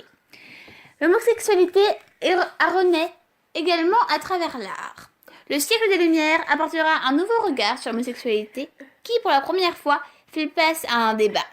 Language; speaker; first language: French; native; French